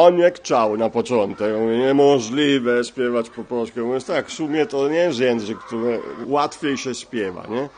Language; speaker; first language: Polish; non-native, fluent; Italian